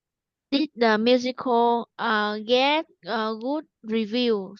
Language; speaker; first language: English; non-native, learner; Vietnamese